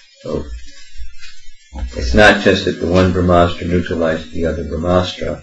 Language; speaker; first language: English; native; English